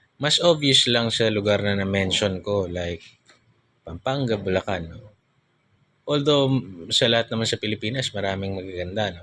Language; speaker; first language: Filipino; non-native, local second language; Pampanga